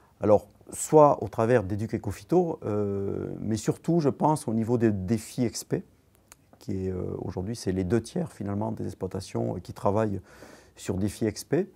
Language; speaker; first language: French; native; French